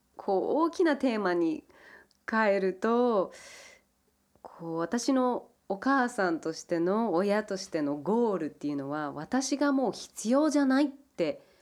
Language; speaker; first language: Japanese; early bilingual, heritage; English